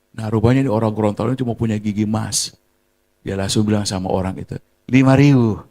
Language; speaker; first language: Indonesian; native; Indonesian